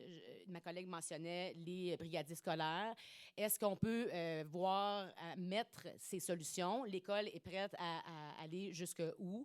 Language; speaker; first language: French; native; French